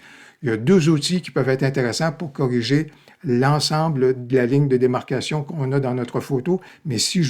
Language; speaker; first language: French; native; French